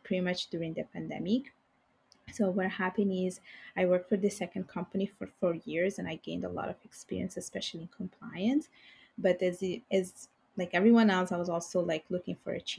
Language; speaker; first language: English; non-native, fluent; Bangla